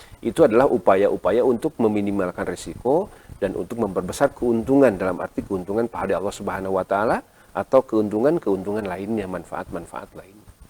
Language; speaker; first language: Indonesian; non-native, local second language; Sundanese